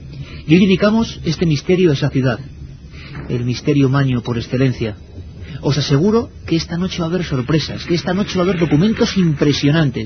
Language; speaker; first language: Spanish; native; Spanish